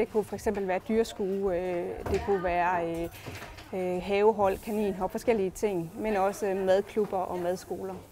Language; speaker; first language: Danish; native; Danish